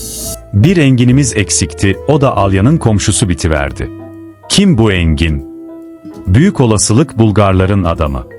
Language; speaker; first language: Turkish; native; Turkish